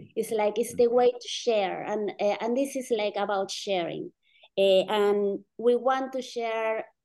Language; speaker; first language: English; non-native, fluent; Spanish